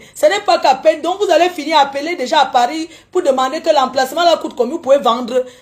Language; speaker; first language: French; native; French